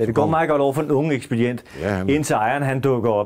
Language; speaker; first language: Danish; native; Danish